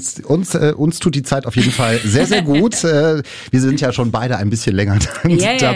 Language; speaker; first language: German; native; German